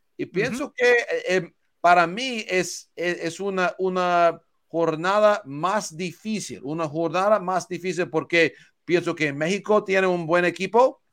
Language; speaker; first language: Spanish; non-native, learner; English